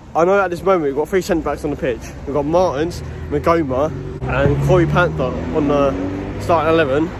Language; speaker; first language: English; native; English